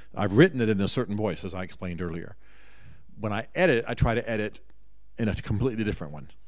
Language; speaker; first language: English; native; English